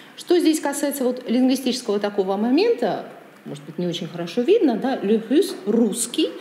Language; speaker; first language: Russian; native; Russian